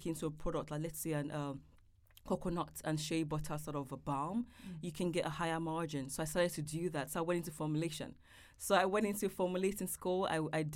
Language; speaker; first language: English; non-native, local second language; Yoruba